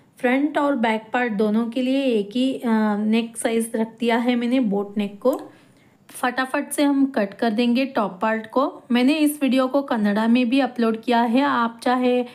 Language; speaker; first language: Hindi; non-native, local second language; Kannada